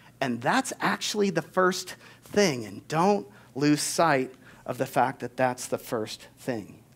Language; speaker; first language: English; native; English